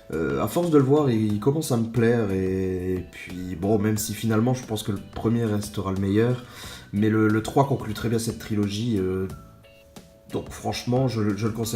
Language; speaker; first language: French; native; French